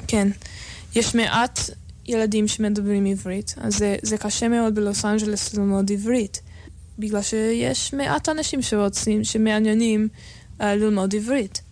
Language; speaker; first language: Hebrew; non-native, learner; English